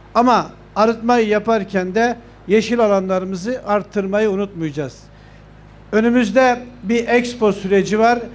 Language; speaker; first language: Turkish; native; Turkish